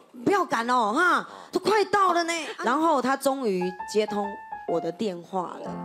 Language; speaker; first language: Chinese; native; Chinese